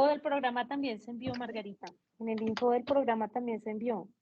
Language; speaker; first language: Spanish; native; Spanish